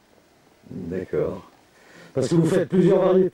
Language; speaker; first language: French; native; French